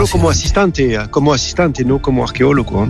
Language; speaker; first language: Spanish; non-native, learner; French